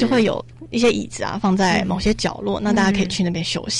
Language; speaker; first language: Chinese; native; Chinese